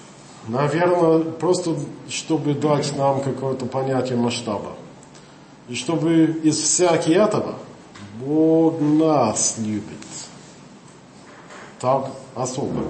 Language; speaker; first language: Russian; non-native, fluent; English